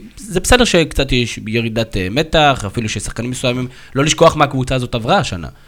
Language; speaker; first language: Hebrew; native; Hebrew